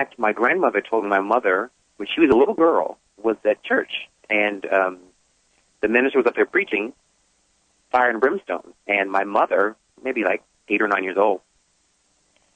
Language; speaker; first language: English; native; English